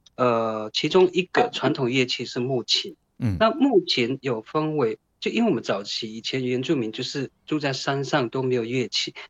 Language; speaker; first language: Chinese; non-native, local second language; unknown